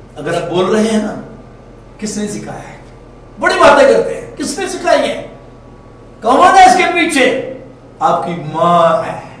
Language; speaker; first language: Urdu; non-native, local second language; Punjabi